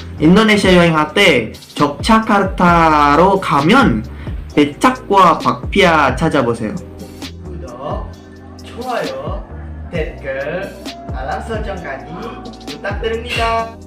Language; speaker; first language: Korean; non-native, learner; Indonesian